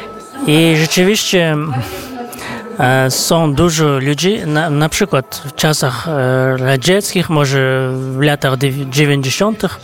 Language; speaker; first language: Polish; non-native, fluent; Kazakh